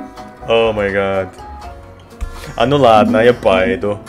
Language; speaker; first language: Russian; non-native, learner; Indonesian